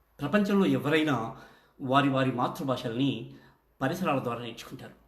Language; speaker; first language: Telugu; native; Telugu